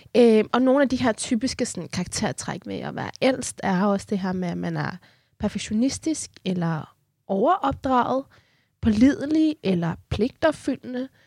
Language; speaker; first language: Danish; early bilingual, other home language; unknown